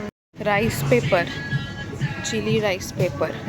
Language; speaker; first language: English; non-native, local second language; Malayalam